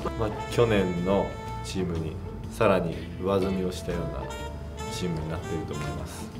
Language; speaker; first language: Japanese; native; Japanese